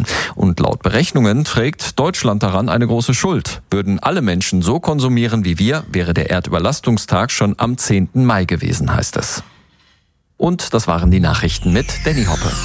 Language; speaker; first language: German; native; German